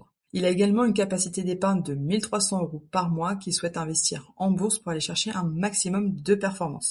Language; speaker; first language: French; native; French